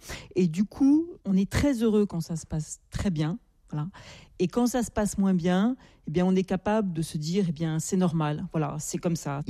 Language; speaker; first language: French; native; French